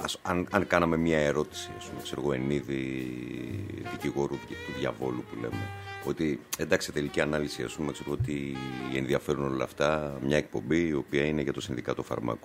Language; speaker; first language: Greek; native; Greek